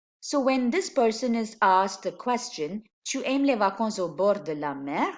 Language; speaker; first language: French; non-native, fluent; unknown